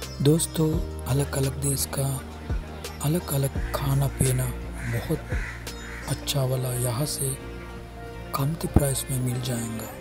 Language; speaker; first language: Hindi; non-native, fluent; Bangla